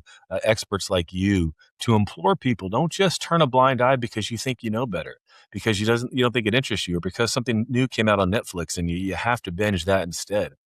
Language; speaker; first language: English; native; English